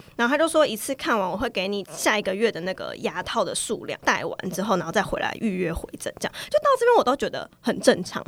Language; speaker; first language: Chinese; native; Chinese